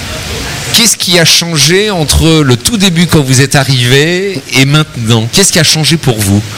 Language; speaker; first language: French; native; French